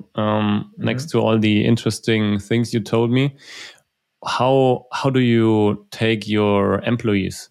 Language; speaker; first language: English; non-native, fluent; German